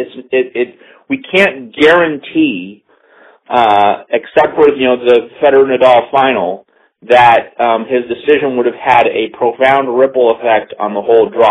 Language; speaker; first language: English; native; English